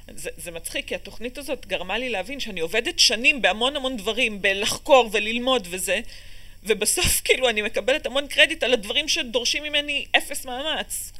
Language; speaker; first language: Hebrew; native; Hebrew